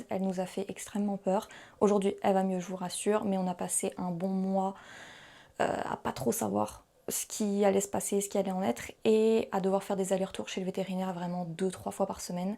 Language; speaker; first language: French; native; French